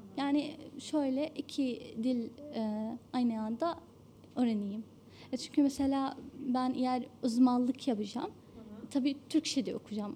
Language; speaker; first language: Turkish; non-native, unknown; Arabic